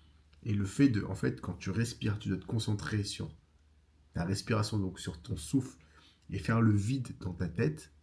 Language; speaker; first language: French; native; French